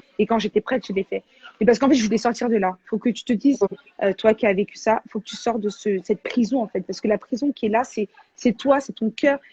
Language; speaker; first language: French; native; French